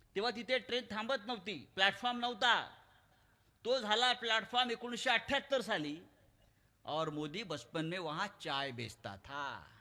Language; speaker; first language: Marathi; native; Marathi